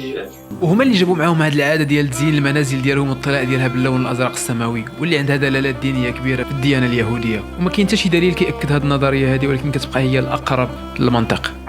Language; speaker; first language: Arabic; native; Arabic